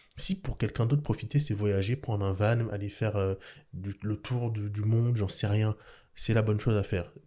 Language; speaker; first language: French; early bilingual, other home language; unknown